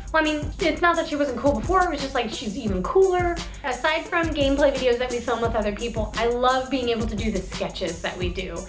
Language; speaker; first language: English; native; English